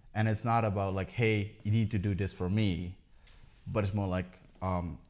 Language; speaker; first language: English; early bilingual, heritage; Dutch